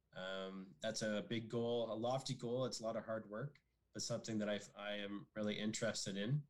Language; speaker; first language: English; native; English